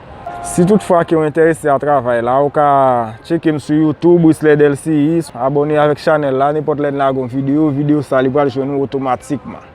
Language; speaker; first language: French; non-native, learner; Haitian Creole